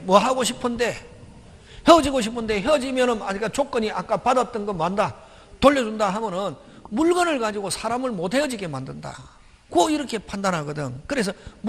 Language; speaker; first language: Korean; native; Korean